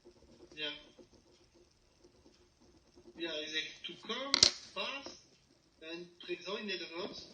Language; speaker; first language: Dutch; non-native, learner; French